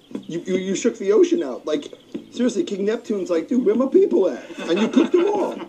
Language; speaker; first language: English; native; English